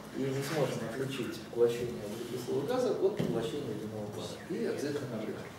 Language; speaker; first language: Russian; native; Russian